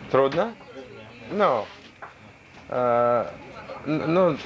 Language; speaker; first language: English; non-native, learner; Russian